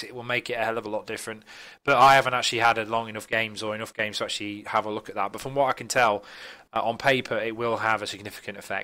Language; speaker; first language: English; native; English